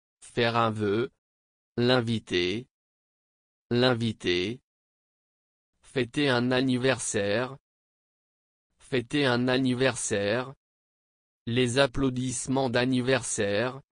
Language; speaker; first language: French; non-native, fluent; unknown